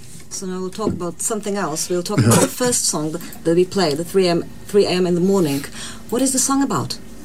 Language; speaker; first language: English; non-native, fluent; Czech